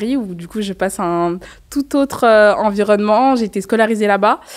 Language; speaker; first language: French; native; French